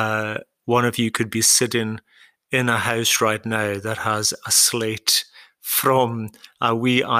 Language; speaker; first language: English; native; English